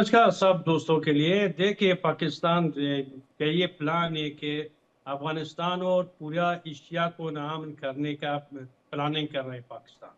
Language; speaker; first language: Hindi; non-native, fluent; Pashto